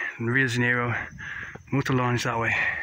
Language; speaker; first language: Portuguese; non-native, learner; English